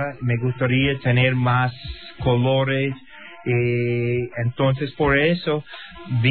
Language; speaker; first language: Spanish; non-native, learner; English